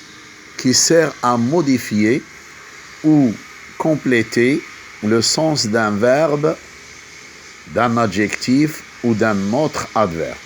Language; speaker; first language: French; non-native, local second language; Arabic